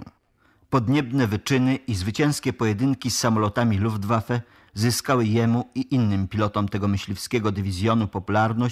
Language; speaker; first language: Polish; native; Polish